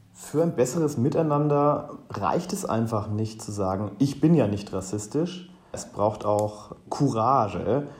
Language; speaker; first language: German; native; German